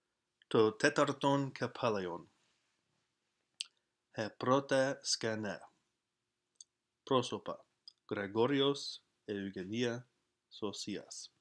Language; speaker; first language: Greek; non-native, fluent; English